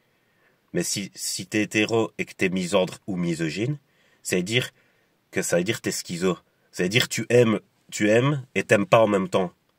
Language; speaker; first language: French; native; French